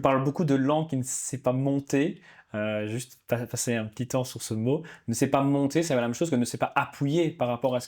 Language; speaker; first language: French; native; French